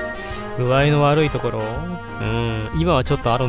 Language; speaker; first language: Japanese; native; Japanese